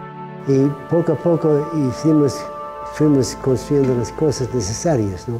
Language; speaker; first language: Spanish; non-native, fluent; English